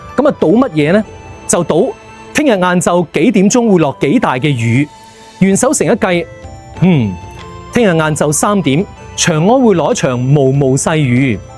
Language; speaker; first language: Cantonese; native; Cantonese